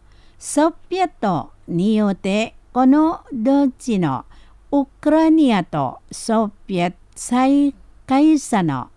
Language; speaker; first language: Japanese; non-native, fluent; Indonesian